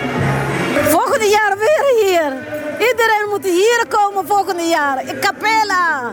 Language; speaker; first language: Dutch; non-native, local second language; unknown